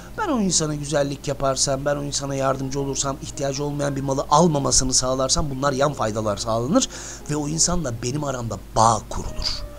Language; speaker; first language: Turkish; native; Turkish